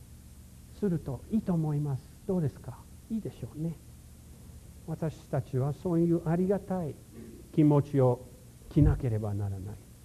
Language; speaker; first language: Japanese; non-native, fluent; English